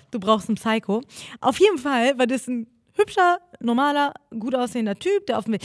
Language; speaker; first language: German; early bilingual, other home language; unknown